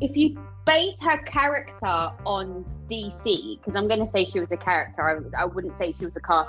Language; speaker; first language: English; native; English